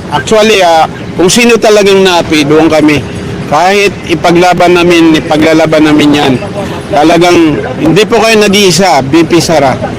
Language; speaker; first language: Filipino; non-native, local second language; Maranao